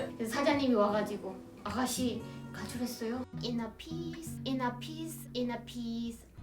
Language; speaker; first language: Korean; non-native, fluent; Burmese